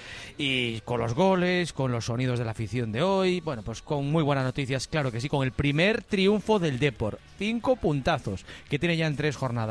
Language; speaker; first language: Spanish; native; Spanish